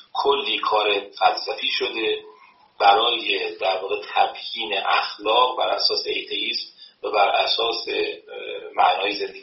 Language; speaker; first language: Persian; native; Persian